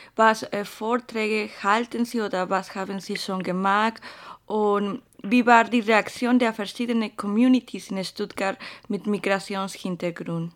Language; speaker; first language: German; non-native, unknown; Spanish